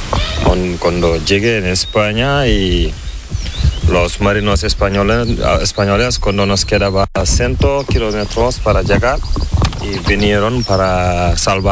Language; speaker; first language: Spanish; non-native, learner; Fula